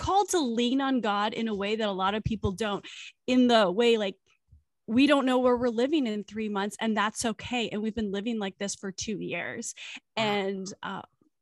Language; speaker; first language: English; native; English